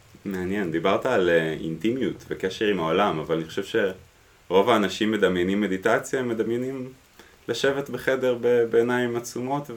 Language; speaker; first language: Hebrew; native; Hebrew